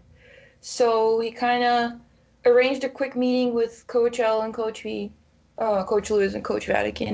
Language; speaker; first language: English; non-native, fluent; Russian